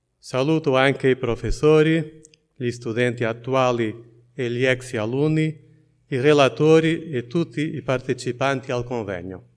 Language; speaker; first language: Italian; non-native, fluent; Portuguese